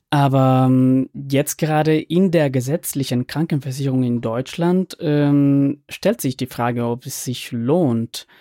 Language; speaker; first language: German; non-native, fluent; Spanish